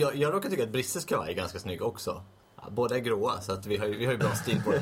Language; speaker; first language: Swedish; native; Swedish